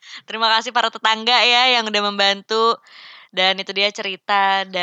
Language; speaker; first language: Indonesian; native; Indonesian